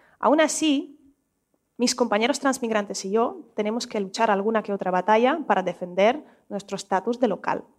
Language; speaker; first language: Spanish; non-native, fluent; Russian